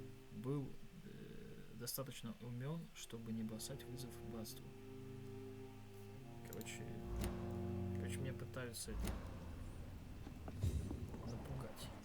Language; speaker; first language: Russian; native; Russian